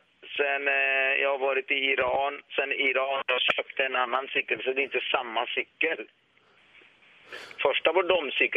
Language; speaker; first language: Swedish; non-native, fluent; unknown